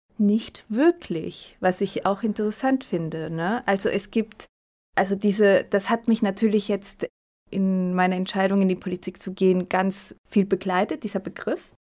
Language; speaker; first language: German; early bilingual, other home language; Spanish